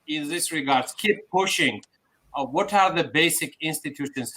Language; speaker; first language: English; non-native, fluent; Georgian